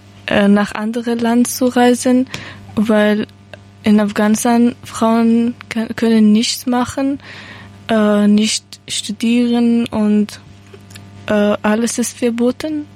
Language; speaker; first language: German; non-native, learner; Persian